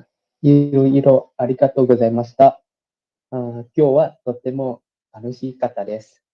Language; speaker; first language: Japanese; non-native, learner; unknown